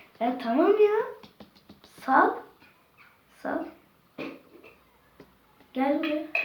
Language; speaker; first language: Turkish; native; Turkish